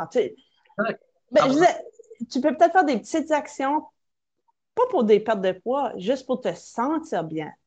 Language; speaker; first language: French; native; French